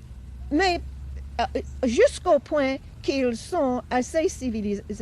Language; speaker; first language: French; non-native, fluent; English